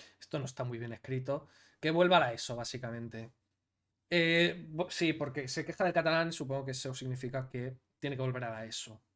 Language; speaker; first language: Spanish; native; Spanish